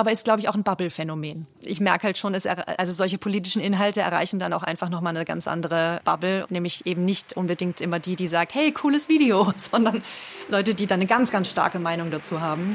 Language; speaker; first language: German; native; German